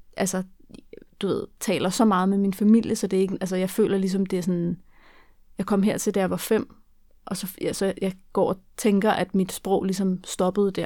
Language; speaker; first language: Danish; early bilingual, other home language; Kurdish